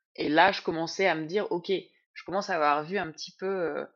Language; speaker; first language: French; native; French